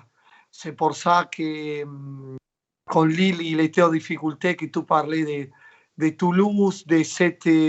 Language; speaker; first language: French; non-native, fluent; Spanish